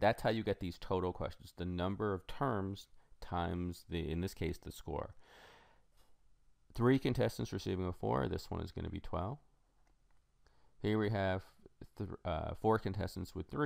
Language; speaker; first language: English; native; English